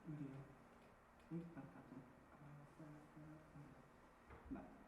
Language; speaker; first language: Basque; early bilingual, other home language; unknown